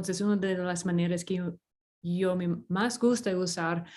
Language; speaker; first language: Spanish; non-native, fluent; English